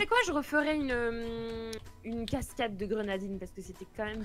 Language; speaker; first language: French; native; French